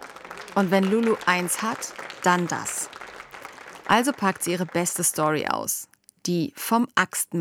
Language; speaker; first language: German; native; German